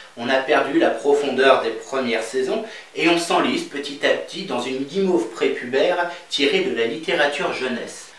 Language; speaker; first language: French; native; French